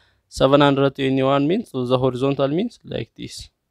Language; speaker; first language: English; non-native, fluent; Amharic